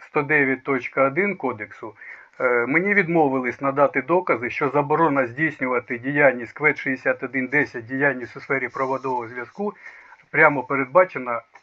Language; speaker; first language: Ukrainian; non-native, local second language; Russian